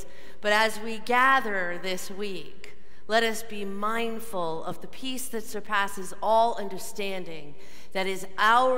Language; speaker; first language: English; native; English